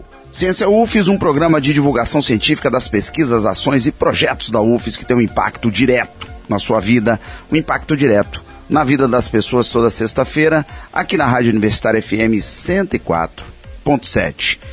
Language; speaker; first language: Portuguese; native; Portuguese